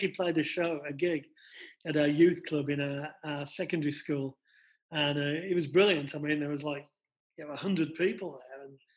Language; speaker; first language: English; native; English